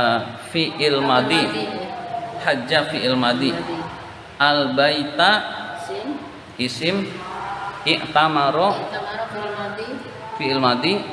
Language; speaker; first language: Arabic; non-native, fluent; Indonesian